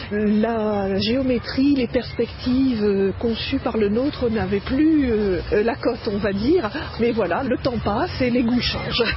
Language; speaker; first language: French; native; French